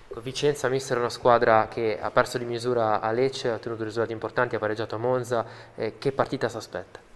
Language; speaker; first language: Italian; native; Italian